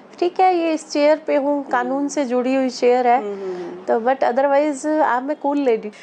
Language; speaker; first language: Hindi; non-native, local second language; Punjabi